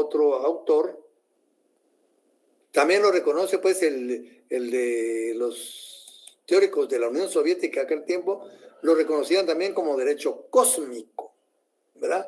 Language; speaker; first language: Spanish; native; Spanish